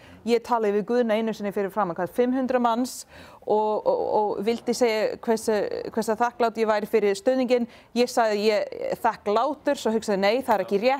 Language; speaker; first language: Icelandic; non-native, fluent; English